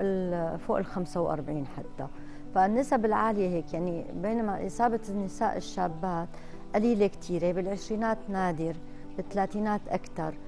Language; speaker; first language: Arabic; native; Arabic